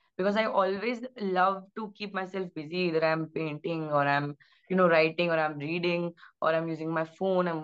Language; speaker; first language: Hindi; native; Hindi